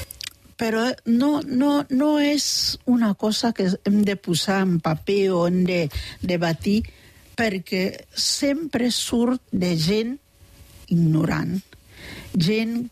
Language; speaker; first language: Catalan; non-native, fluent; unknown